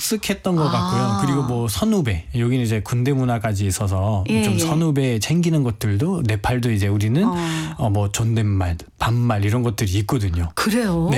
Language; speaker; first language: Korean; non-native, fluent; Nepali